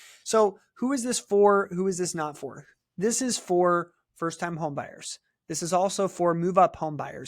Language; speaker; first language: English; native; English